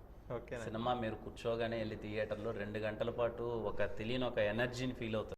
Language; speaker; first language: Telugu; native; Telugu